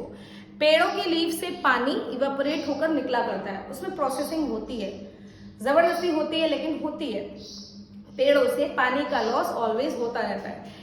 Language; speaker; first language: Hindi; native; Hindi